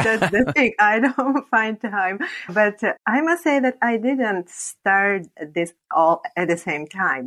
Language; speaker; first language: English; non-native, fluent; Slovak